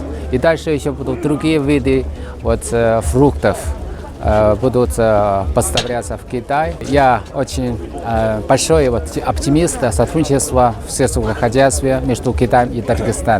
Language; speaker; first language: Russian; non-native, fluent; Chinese